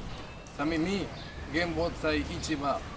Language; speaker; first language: Chinese; non-native, learner; Spanish